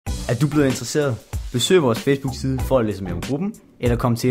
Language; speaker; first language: Danish; native; Danish